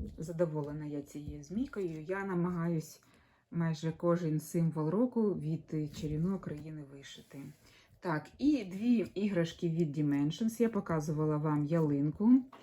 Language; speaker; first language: Ukrainian; non-native, local second language; Russian